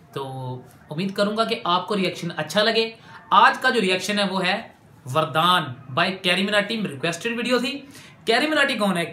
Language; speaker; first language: Urdu; non-native, local second language; Punjabi